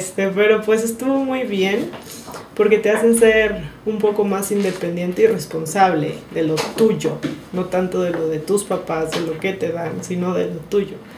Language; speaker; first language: Spanish; native; Spanish